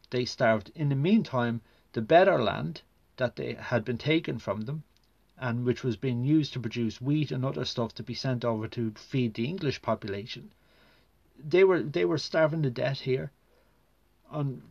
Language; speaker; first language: English; native; English